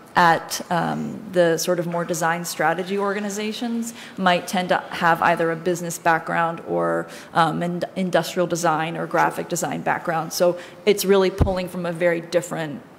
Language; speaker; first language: English; native; English